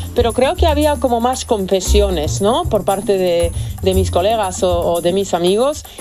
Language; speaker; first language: Spanish; non-native, fluent; Serbian